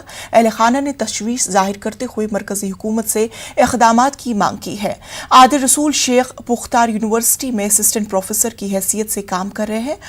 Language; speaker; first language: Hindi; native; Hindi